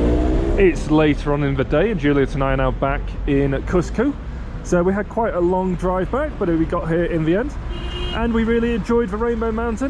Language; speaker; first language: English; native; English